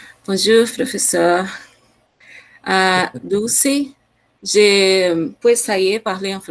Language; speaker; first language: French; non-native, learner; Portuguese